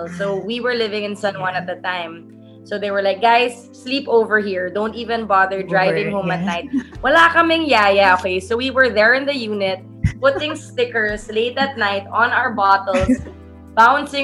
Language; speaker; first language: English; non-native, local second language; Filipino